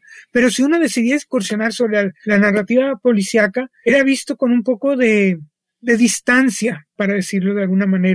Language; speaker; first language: Spanish; native; Spanish